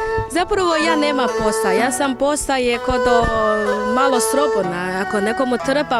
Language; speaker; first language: Bosnian; non-native, learner; Chinese